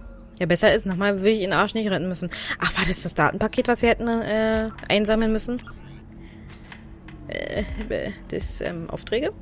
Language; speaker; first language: German; native; German